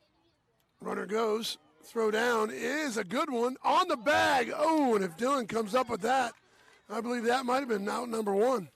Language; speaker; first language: English; native; English